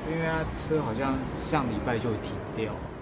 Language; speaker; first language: Chinese; native; Chinese